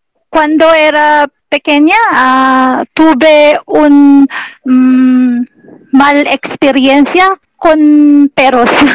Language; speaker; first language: Spanish; non-native, learner; Filipino